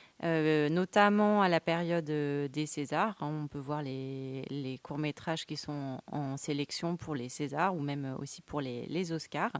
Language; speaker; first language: French; native; French